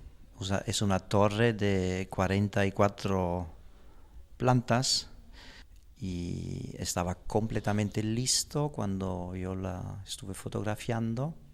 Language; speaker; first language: Spanish; non-native, fluent; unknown